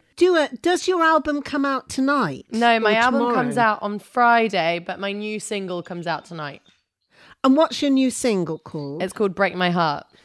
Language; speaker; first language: English; early bilingual, other home language; Albanian